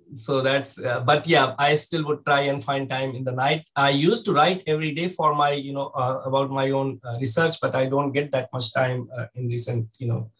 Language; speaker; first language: English; non-native, local second language; Hindi